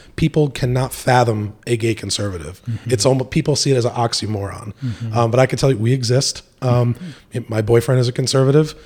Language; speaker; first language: English; native; English